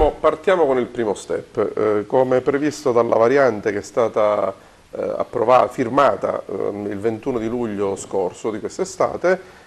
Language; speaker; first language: Italian; native; Italian